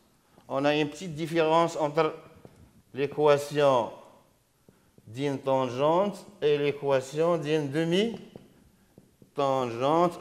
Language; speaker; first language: French; non-native, local second language; Arabic